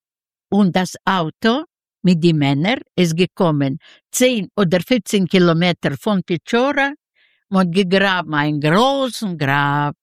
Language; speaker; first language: German; non-native, fluent; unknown